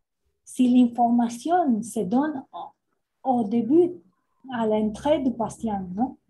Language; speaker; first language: French; non-native, fluent; Spanish